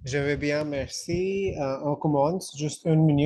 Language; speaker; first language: French; non-native, fluent; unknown